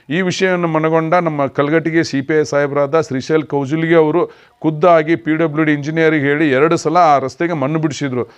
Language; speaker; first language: Kannada; native; Kannada